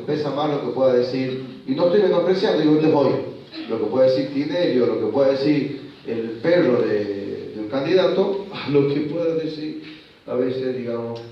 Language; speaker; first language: Spanish; native; Spanish